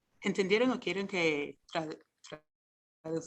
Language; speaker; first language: Spanish; non-native, fluent; English